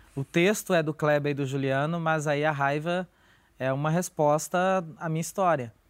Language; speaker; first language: Portuguese; native; Portuguese